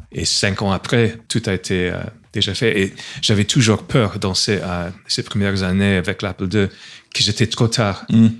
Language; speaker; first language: French; non-native, fluent; English